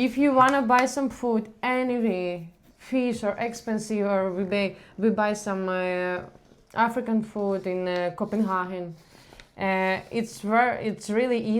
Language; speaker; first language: English; non-native, learner; Ukrainian